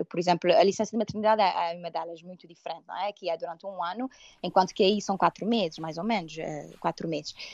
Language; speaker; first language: Portuguese; native; Portuguese